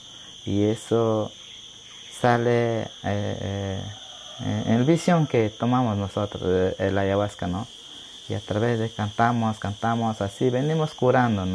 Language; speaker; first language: Spanish; non-native, local second language; Shipibo-Conibo